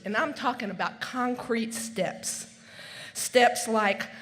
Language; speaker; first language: English; native; English